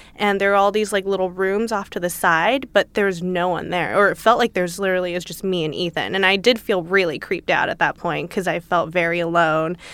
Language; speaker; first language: English; native; English